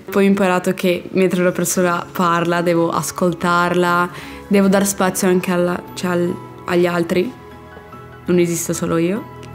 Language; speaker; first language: Italian; early bilingual, other home language; Arabic